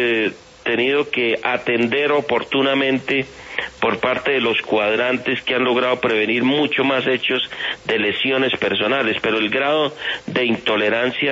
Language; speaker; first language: Spanish; native; Spanish